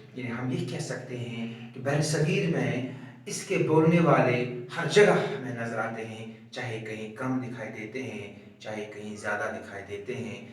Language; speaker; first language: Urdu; non-native, local second language; Kashmiri